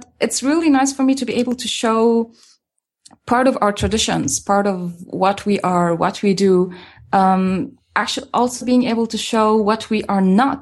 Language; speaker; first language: English; non-native, fluent; Arabic